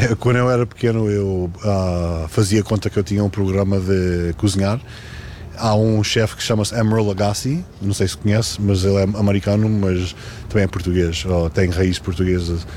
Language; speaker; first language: Portuguese; early bilingual, heritage; Portuguese